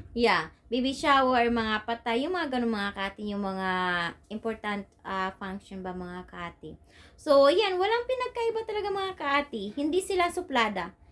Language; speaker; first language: Filipino; non-native, local second language; Cebuano